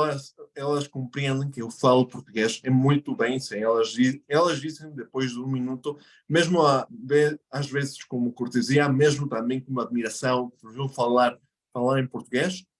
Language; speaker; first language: Portuguese; non-native, fluent; Spanish